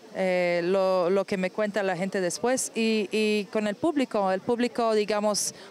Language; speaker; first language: Spanish; non-native, fluent; Persian